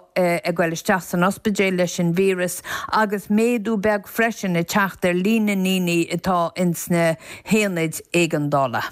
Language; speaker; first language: Irish; native; Irish